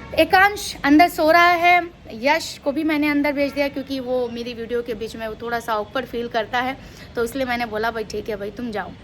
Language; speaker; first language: Hindi; native; Hindi